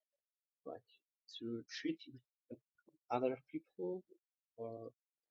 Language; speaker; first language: English; non-native, learner; Vietnamese